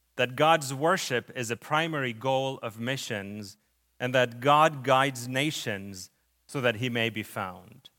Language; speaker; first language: English; early bilingual, other home language; Arabic